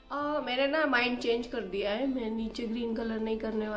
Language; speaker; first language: Hindi; non-native, local second language; Gujarati